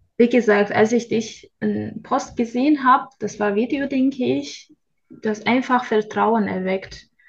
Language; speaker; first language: German; non-native, fluent; Turkish